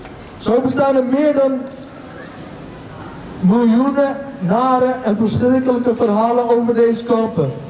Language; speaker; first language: Dutch; non-native, fluent; Uyghur